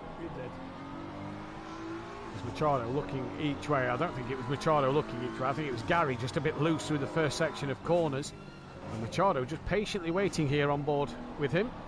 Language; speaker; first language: English; native; English